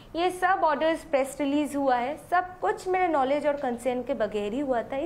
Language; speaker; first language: Hindi; non-native, local second language; Bangla